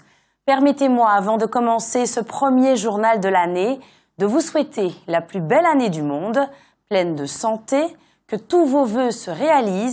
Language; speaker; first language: French; native; French